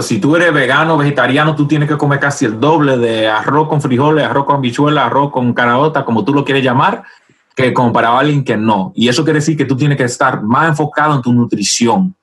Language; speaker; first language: Spanish; early bilingual, heritage; Spanish